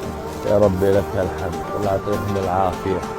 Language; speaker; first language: Arabic; native; Arabic